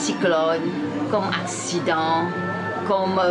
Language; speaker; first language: French; non-native, local second language; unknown